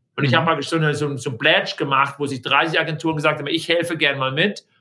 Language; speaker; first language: German; native; German